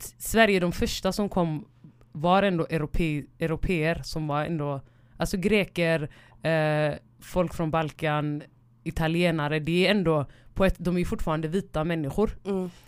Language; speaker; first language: Swedish; early bilingual, other home language; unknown